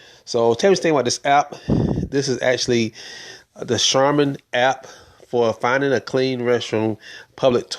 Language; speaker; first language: English; native; English